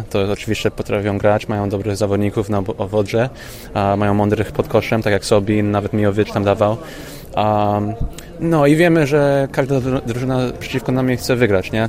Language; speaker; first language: Polish; early bilingual, heritage; English